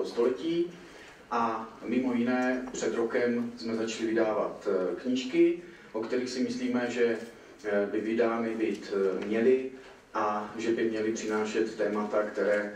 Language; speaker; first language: Czech; native; Czech